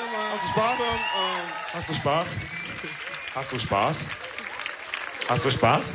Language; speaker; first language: German; early bilingual, other home language; Wolof